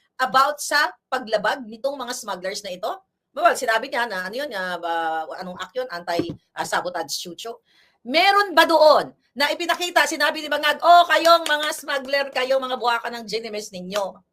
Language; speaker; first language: Filipino; non-native, local second language; Cebuano